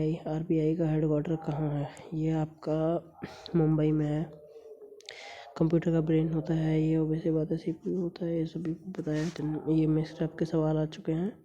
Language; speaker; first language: Hindi; native; Hindi